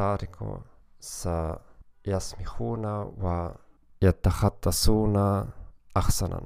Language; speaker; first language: Arabic; non-native, learner; German